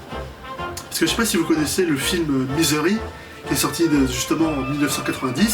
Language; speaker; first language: French; native; French